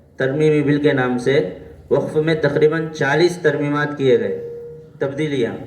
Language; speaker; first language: Urdu; native; Urdu